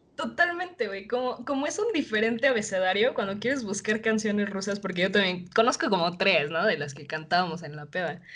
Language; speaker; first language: Spanish; native; Spanish